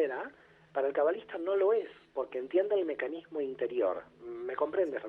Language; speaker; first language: Spanish; native; Spanish